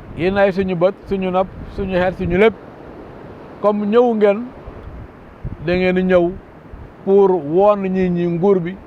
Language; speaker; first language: Wolof; non-native, local second language; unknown